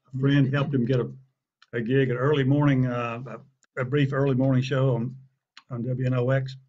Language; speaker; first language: English; native; English